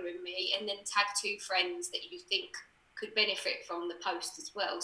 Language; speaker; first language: English; native; English